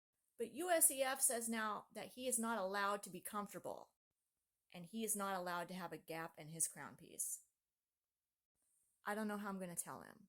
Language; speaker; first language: English; native; English